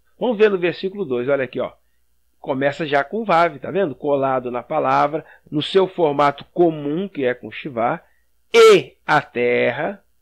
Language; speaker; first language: Portuguese; native; Portuguese